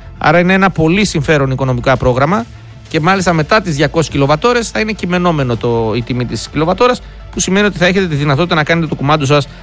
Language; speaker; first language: Greek; native; Greek